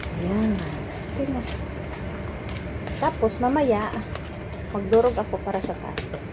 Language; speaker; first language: Filipino; non-native, local second language; Cebuano